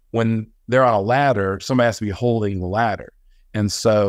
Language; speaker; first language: English; native; English